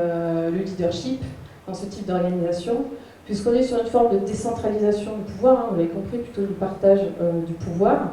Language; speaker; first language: French; native; French